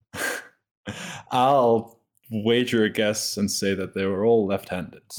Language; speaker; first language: English; non-native, fluent; Dutch